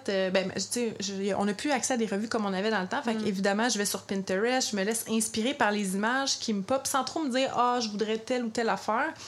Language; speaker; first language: French; native; French